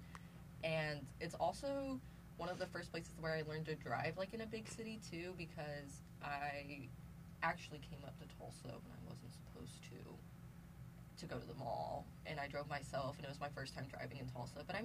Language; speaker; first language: English; native; English